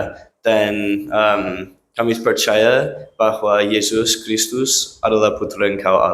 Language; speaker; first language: Indonesian; non-native, learner; English